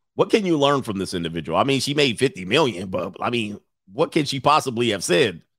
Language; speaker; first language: English; native; English